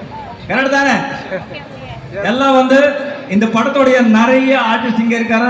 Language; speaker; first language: Tamil; non-native, learner; Kannada